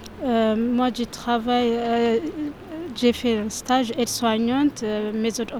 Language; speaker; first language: French; non-native, learner; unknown